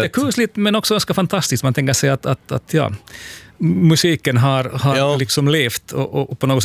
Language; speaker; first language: Swedish; native; Swedish